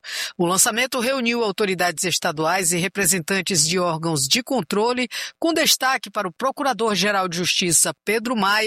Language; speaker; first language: Portuguese; native; Portuguese